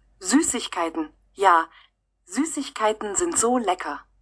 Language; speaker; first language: German; non-native, fluent; Ukrainian